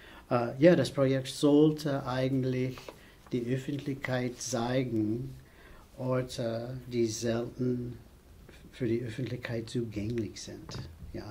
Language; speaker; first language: German; non-native, fluent; English